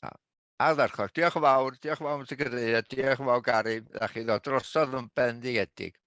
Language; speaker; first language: Welsh; native; Welsh